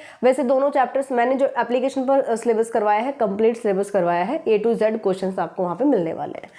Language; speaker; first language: Hindi; native; Hindi